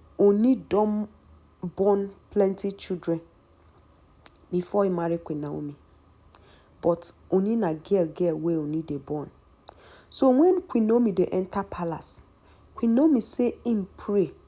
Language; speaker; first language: Nigerian Pidgin; native; Nigerian Pidgin